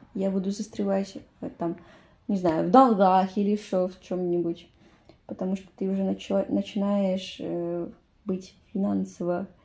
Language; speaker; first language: Russian; non-native, fluent; Spanish